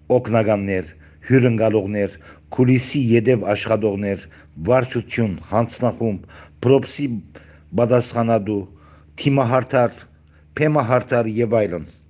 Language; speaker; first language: Armenian; native; Armenian